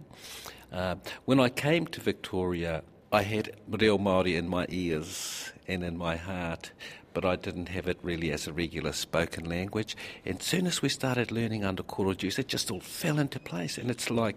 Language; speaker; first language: English; native; English